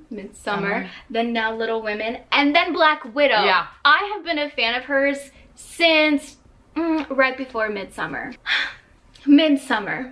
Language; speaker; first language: English; native; English